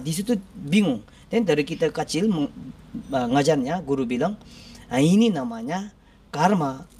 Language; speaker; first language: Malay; non-native, learner; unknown